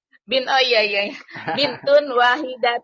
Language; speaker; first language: Arabic; non-native, learner; Indonesian